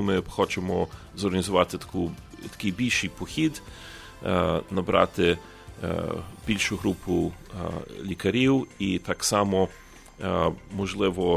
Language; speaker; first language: Ukrainian; early bilingual, heritage; Ukrainian